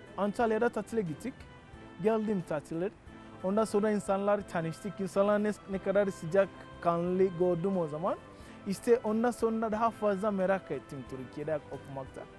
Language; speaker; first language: Turkish; non-native, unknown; Swahili